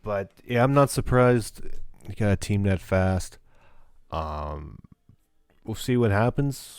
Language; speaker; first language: English; native; English